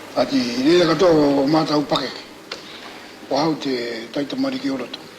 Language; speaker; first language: Māori; native; Māori